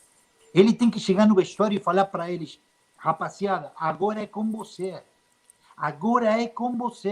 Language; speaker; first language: Portuguese; non-native, fluent; Spanish